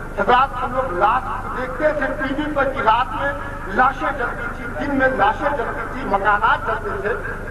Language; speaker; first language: Urdu; native; Urdu